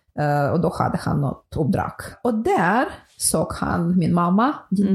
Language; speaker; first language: Swedish; non-native, fluent; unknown